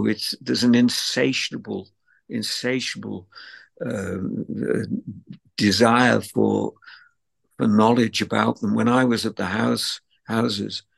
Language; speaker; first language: English; native; English